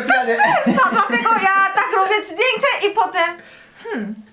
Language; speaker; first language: Polish; non-native, learner; Korean